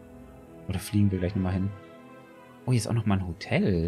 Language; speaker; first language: German; native; German